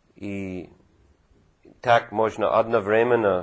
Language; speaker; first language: Russian; non-native, fluent; English